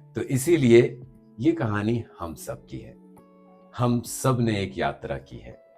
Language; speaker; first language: Hindi; native; Hindi